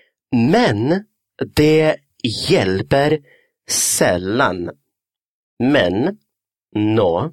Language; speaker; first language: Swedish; non-native, fluent; Russian